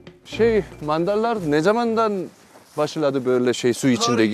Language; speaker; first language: Turkish; non-native, fluent; Korean